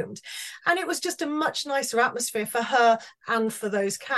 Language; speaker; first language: English; native; English